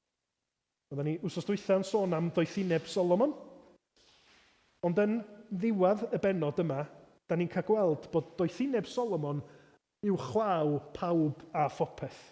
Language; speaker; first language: Welsh; native; Welsh